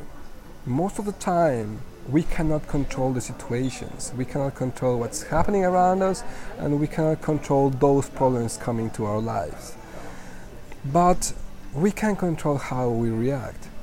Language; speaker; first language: English; non-native, fluent; Spanish